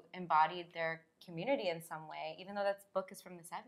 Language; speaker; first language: English; native; English